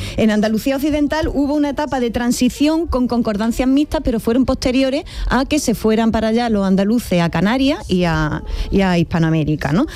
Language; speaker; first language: Spanish; native; Spanish